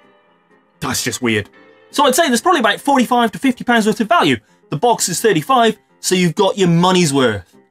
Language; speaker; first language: English; native; English